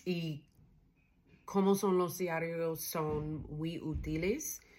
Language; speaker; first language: Spanish; non-native, learner; English